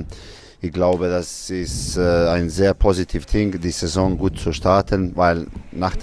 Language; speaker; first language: German; non-native, fluent; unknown